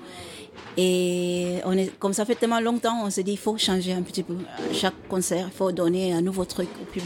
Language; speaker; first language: French; non-native, fluent; Xhosa